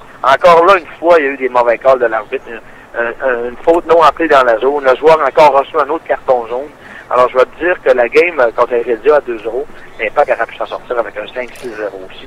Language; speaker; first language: French; native; French